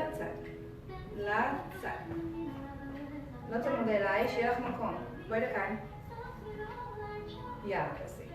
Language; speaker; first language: Hebrew; native; Hebrew